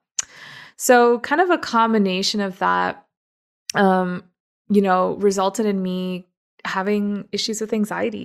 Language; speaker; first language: English; native; English